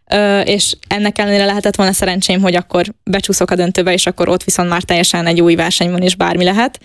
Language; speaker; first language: Hungarian; native; Hungarian